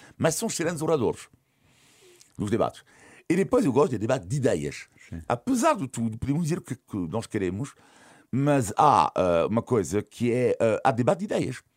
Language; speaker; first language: Portuguese; non-native, fluent; French